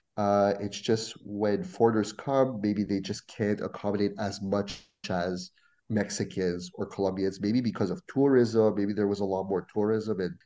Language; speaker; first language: English; non-native, fluent; French